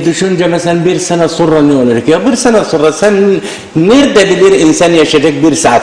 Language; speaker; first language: Turkish; non-native, learner; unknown